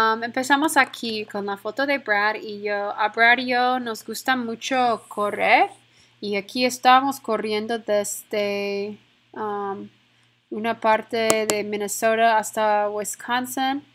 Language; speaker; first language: Spanish; non-native, fluent; English